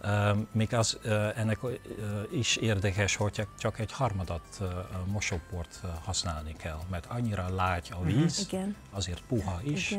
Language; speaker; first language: Hungarian; non-native, learner; Dutch